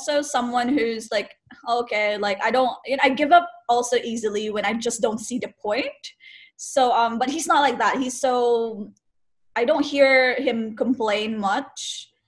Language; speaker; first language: English; non-native, local second language; Cebuano